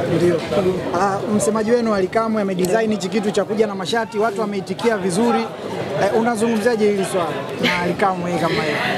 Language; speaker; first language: Swahili; native; Swahili